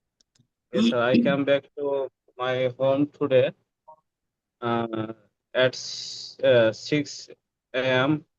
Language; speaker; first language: English; non-native, learner; Bangla